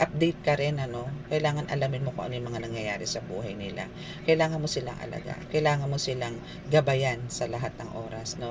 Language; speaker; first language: Filipino; native; Filipino